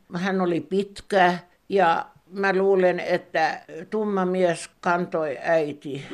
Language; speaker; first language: Finnish; non-native, local second language; Swedish